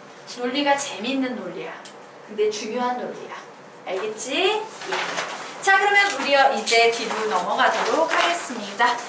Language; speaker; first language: Korean; native; Korean